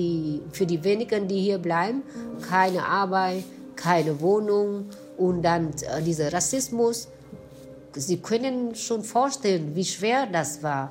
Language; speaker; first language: German; non-native, fluent; Vietnamese